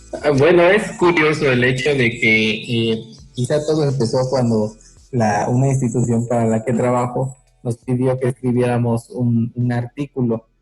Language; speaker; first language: Spanish; native; Spanish